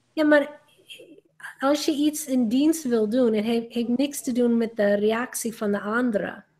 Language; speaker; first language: Dutch; non-native, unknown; English